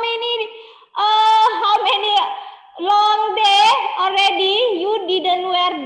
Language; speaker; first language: English; non-native, learner; Indonesian